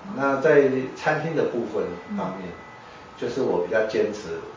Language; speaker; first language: Chinese; native; Chinese